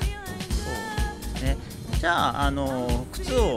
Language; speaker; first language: Japanese; native; Japanese